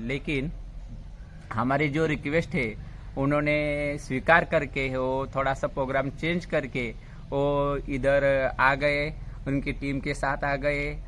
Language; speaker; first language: Hindi; non-native, local second language; Marathi